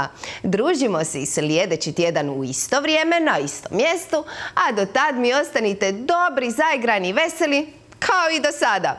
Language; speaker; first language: Croatian; native; Croatian